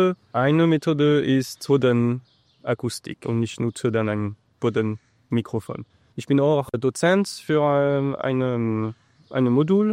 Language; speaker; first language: German; non-native, learner; English